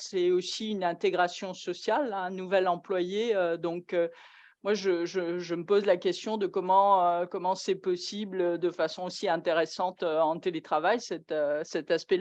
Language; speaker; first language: French; native; French